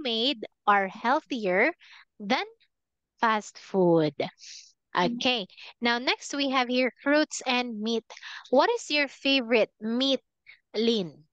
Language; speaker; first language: English; non-native, fluent; Filipino